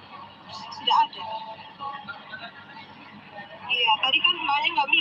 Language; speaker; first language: Indonesian; native; Indonesian